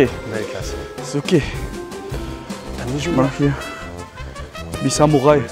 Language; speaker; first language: German; non-native, learner; Spanish